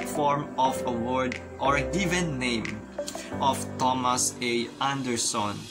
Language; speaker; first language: English; non-native, local second language; Filipino